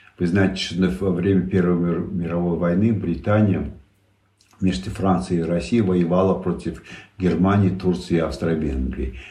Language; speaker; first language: Russian; non-native, local second language; Tajik